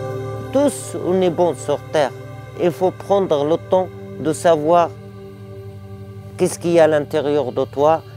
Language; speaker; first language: French; non-native, learner; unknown